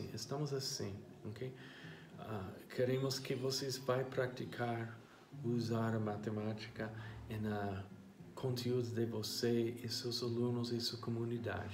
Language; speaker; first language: Portuguese; non-native, fluent; English